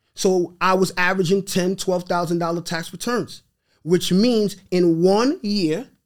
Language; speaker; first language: English; early bilingual, other home language; Haitian Creole